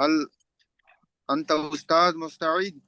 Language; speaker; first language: Arabic; non-native, learner; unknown